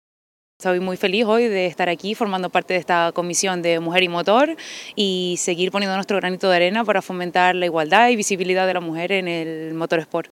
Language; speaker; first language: Spanish; native; Spanish